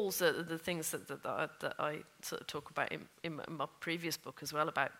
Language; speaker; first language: English; native; English